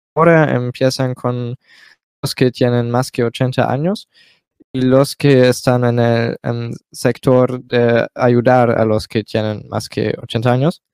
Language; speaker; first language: Spanish; non-native, learner; German